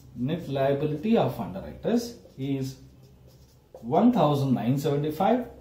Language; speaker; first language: English; non-native, local second language; Kannada